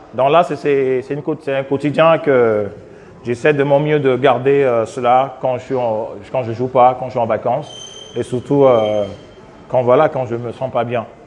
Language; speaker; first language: French; non-native, local second language; Sango